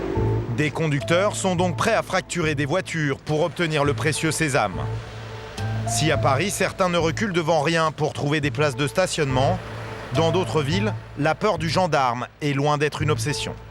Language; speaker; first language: French; native; French